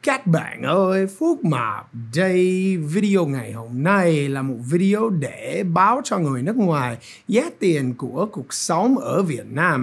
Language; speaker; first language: Vietnamese; non-native, fluent; English